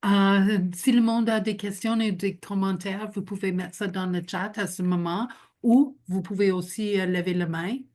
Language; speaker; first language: French; non-native, local second language; English